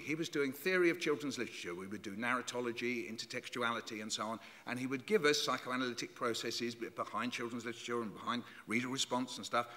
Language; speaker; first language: English; native; English